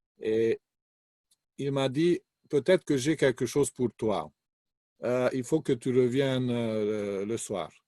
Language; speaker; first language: French; non-native, fluent; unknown